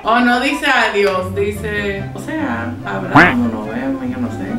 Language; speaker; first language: Spanish; non-native, fluent; English